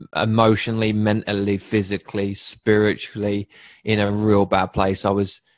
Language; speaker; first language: English; native; English